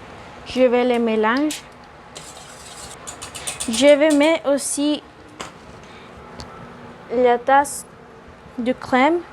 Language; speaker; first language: French; non-native, learner; Spanish